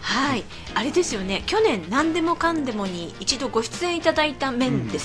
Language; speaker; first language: Japanese; native; Japanese